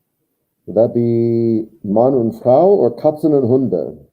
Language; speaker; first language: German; non-native, fluent; English